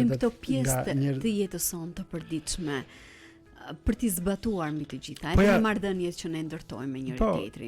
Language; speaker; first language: Albanian; native; Albanian